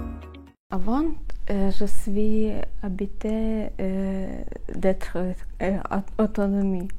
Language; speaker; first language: French; non-native, learner; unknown